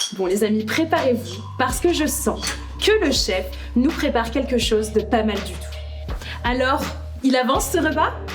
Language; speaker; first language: French; native; French